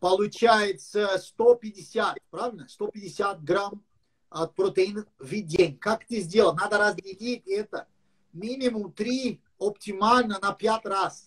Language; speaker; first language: Russian; non-native, learner; English